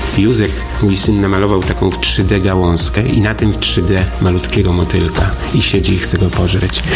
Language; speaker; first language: Polish; native; Polish